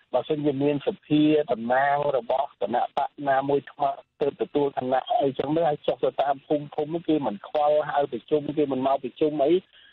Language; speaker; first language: Khmer; native; Khmer